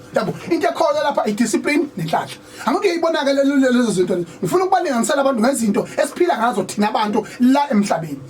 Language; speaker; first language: Zulu; native; Zulu